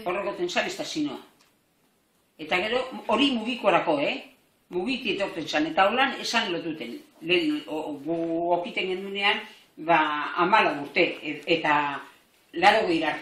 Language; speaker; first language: Basque; native; Basque